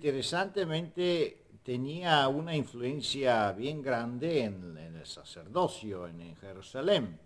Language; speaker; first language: Spanish; non-native, fluent; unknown